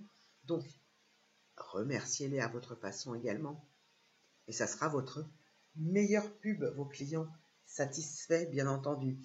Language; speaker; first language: French; native; French